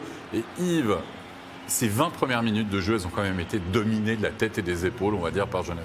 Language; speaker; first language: French; native; French